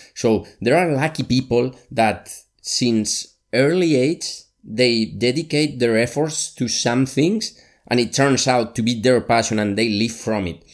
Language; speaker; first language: English; non-native, fluent; Spanish